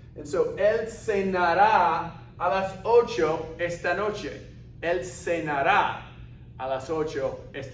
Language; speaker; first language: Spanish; non-native, fluent; English